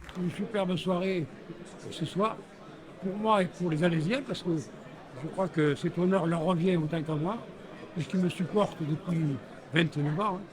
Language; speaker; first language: French; native; French